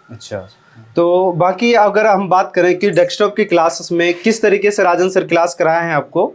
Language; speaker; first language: Hindi; native; Hindi